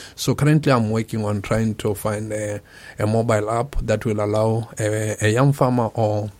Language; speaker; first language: English; non-native, local second language; Tswana